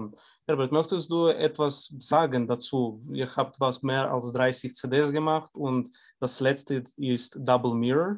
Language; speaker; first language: German; non-native, fluent; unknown